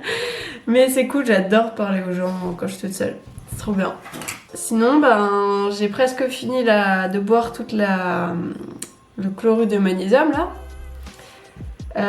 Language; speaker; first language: French; native; French